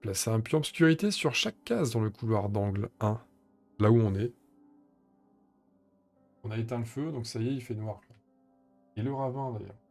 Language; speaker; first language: French; native; French